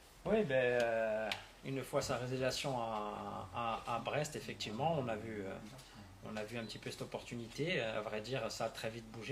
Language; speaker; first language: French; native; French